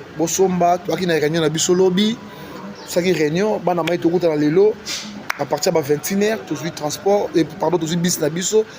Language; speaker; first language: Lingala; native; Lingala